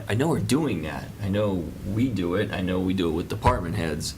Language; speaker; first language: English; native; English